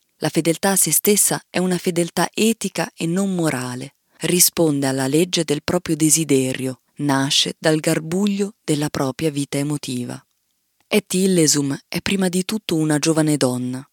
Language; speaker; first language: Italian; native; Italian